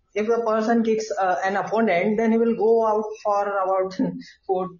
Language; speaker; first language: English; non-native, local second language; Hindi